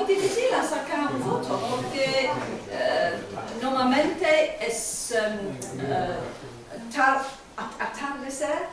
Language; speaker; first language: Spanish; non-native, learner; English